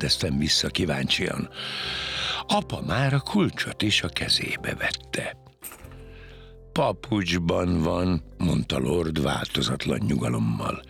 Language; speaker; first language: Hungarian; native; Hungarian